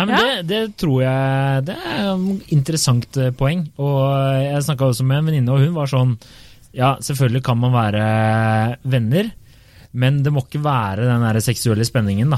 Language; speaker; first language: Norwegian; native; Norwegian